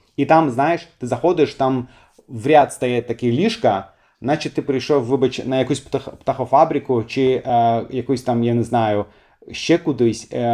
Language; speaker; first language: Ukrainian; non-native, fluent; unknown